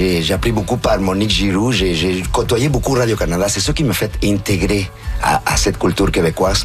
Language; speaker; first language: French; native; French